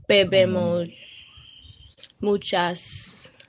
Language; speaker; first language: Spanish; non-native, learner; English